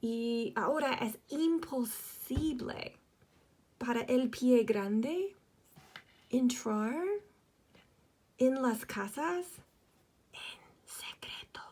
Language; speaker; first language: Spanish; non-native, fluent; English